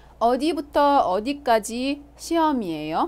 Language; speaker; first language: Korean; non-native, fluent; Arabic